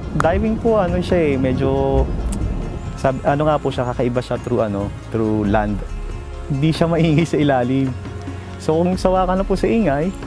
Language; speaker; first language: Filipino; native; Filipino